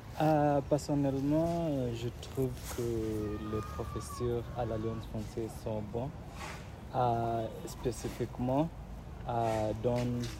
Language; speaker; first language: French; non-native, learner; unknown